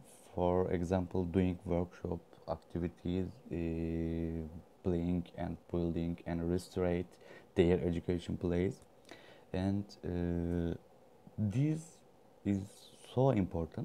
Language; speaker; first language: English; non-native, learner; Turkish